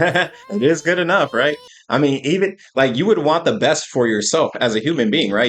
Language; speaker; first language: English; native; English